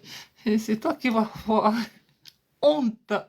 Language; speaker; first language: French; non-native, fluent; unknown